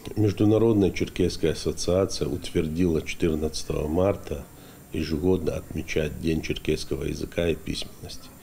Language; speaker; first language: Russian; non-native, local second language; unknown